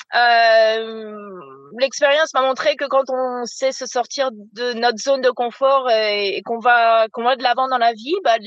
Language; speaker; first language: French; native; French